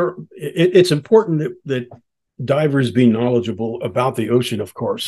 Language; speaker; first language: English; native; English